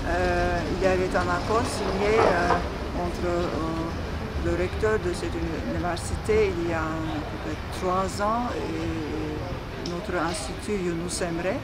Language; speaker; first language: French; non-native, fluent; Turkish